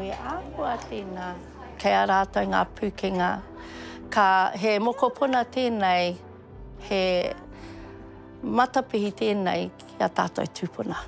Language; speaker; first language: Māori; non-native, local second language; English